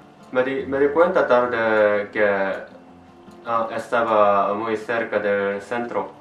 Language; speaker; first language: Spanish; non-native, learner; Korean